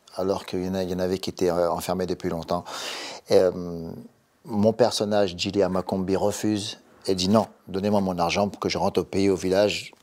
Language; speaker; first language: French; native; French